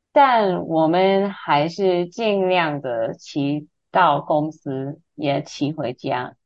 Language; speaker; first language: Chinese; non-native, fluent; English